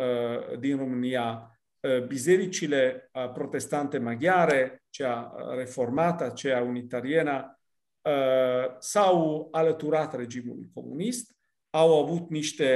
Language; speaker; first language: Romanian; non-native, fluent; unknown